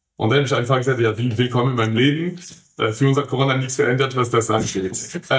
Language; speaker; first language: German; non-native, fluent; French